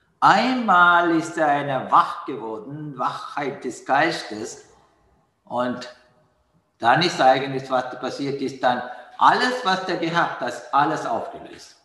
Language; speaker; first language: German; non-native, learner; Sinhala